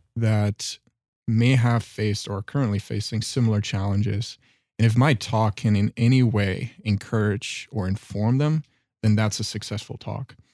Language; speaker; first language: English; non-native, fluent; German